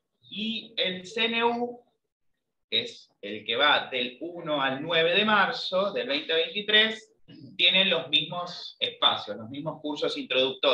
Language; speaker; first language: Spanish; native; Spanish